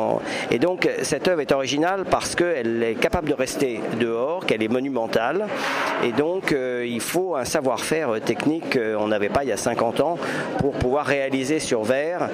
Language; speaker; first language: French; native; French